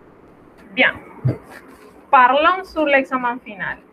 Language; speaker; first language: French; non-native, fluent; Spanish